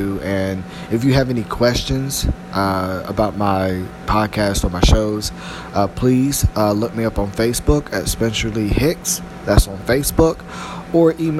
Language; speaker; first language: English; native; English